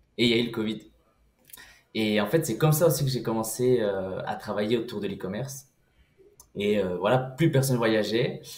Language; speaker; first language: French; early bilingual, other home language; Portuguese